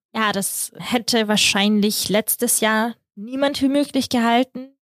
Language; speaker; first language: German; early bilingual, other home language; Russian